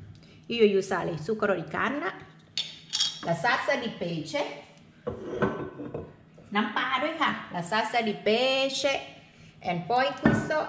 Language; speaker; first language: Italian; non-native, learner; Thai